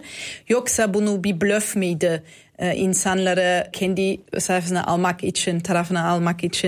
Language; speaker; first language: Turkish; non-native, fluent; German